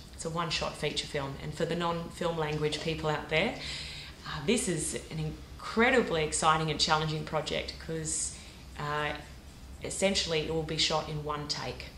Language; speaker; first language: English; native; English